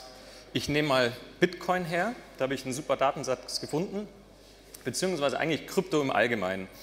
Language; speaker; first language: German; native; German